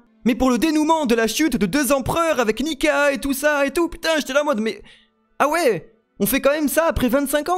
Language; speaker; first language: French; native; French